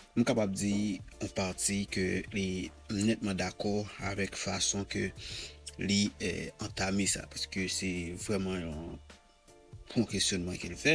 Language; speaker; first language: Haitian Creole; native; Haitian Creole